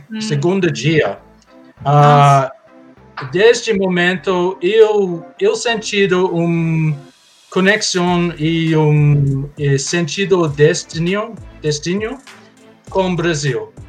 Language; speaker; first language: Portuguese; non-native, learner; English